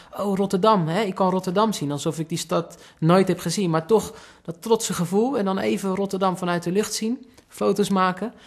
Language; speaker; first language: Dutch; native; Dutch